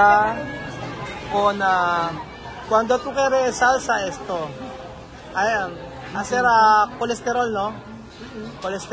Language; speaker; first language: Spanish; non-native, learner; Filipino